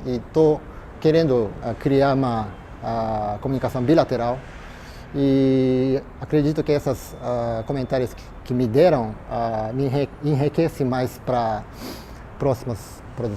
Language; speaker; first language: Portuguese; non-native, fluent; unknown